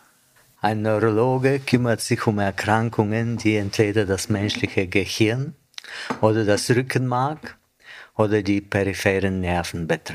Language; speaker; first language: German; non-native, fluent; Bulgarian